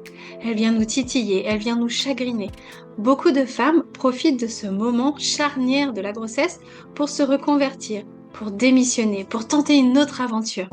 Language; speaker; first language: French; native; French